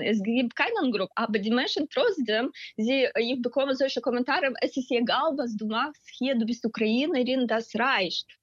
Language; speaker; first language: German; non-native, learner; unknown